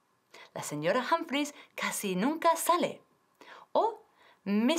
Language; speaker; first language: Spanish; non-native, fluent; English